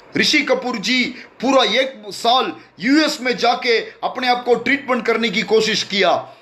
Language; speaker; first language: Hindi; non-native, local second language; Tamil